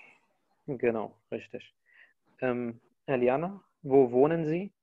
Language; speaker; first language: German; non-native, fluent; Spanish